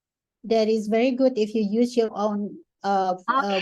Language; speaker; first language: English; non-native, fluent; Indonesian